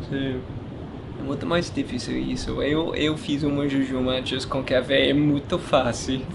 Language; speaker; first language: Portuguese; non-native, learner; English